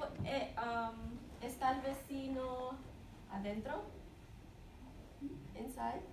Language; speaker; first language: Spanish; non-native, fluent; English